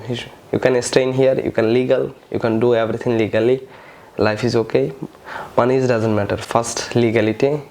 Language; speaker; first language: English; non-native, local second language; Bangla